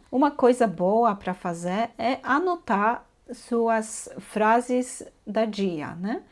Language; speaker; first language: Portuguese; non-native, fluent; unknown